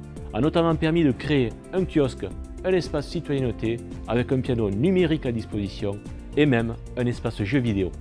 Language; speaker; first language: French; native; French